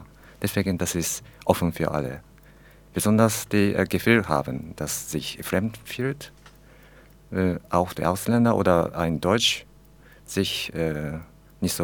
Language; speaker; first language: German; non-native, learner; Japanese